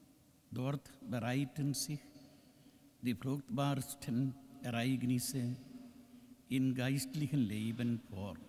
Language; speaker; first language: German; non-native, learner; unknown